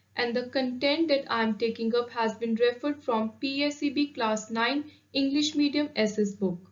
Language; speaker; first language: English; non-native, local second language; Punjabi